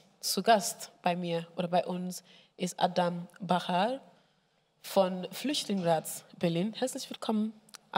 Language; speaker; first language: German; non-native, fluent; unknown